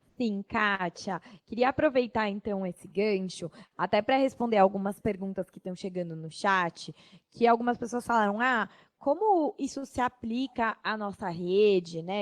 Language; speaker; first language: Portuguese; native; Portuguese